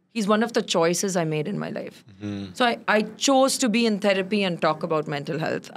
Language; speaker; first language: English; non-native, local second language; Tamil